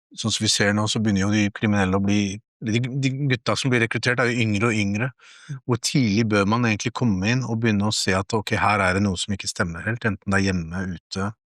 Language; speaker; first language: Norwegian; early bilingual, other home language; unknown